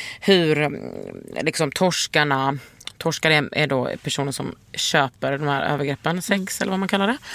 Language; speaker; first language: Swedish; native; Swedish